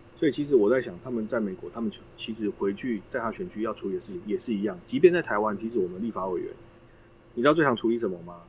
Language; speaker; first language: Chinese; native; Chinese